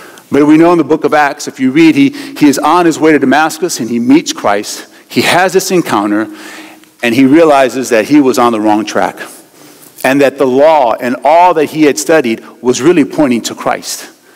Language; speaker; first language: English; native; English